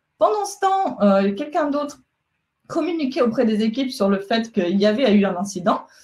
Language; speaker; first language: French; non-native, fluent; Spanish